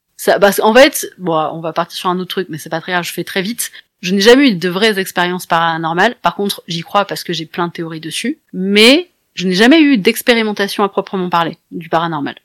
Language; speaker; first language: French; native; French